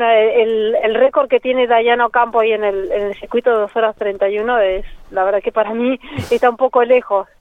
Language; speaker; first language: Spanish; native; Spanish